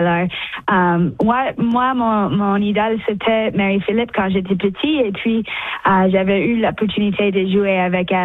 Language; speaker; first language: French; early bilingual, heritage; English